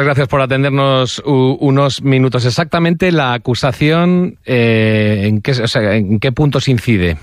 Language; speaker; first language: Spanish; native; Spanish